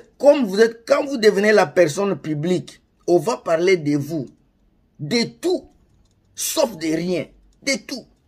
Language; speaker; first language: French; non-native, local second language; Lingala